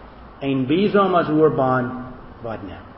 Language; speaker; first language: Hungarian; non-native, fluent; English